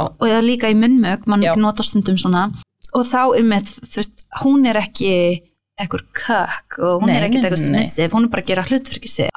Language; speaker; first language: Icelandic; early bilingual, heritage; English